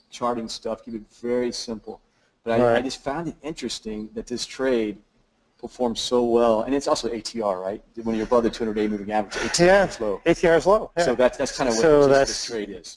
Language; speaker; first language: English; native; English